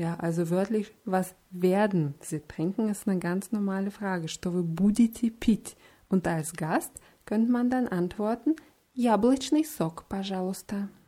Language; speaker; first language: German; non-native, fluent; Russian